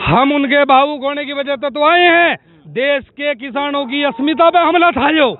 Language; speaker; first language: Hindi; native; Hindi